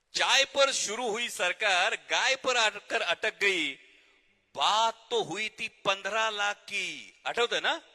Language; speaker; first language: Hindi; non-native, local second language; Marathi